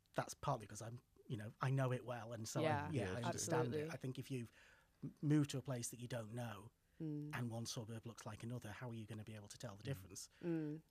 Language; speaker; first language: English; native; English